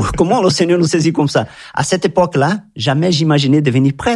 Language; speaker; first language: French; non-native, fluent; Portuguese